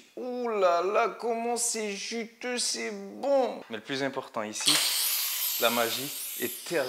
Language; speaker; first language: French; native; French